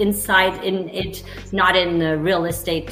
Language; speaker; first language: English; non-native, fluent; German